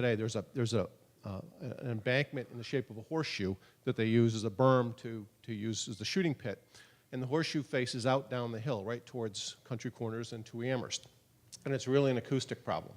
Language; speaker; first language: English; native; English